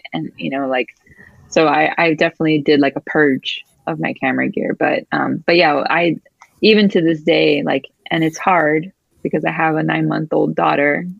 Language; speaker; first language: English; early bilingual, other home language; Spanish